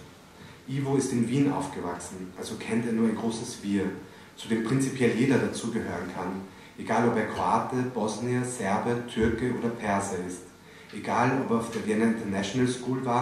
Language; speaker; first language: German; native; German